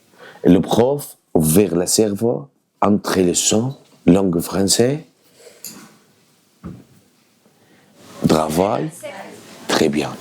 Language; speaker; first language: French; non-native, learner; Arabic